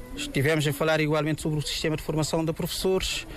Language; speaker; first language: Portuguese; non-native, local second language; Kabuverdianu